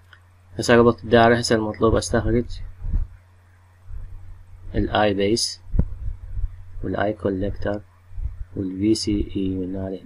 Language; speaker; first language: Arabic; native; Arabic